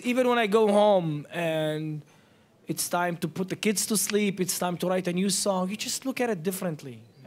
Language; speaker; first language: English; non-native, fluent; Arabic